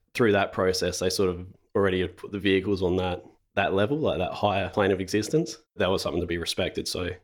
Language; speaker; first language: English; native; English